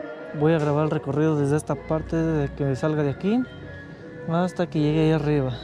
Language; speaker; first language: Spanish; native; Spanish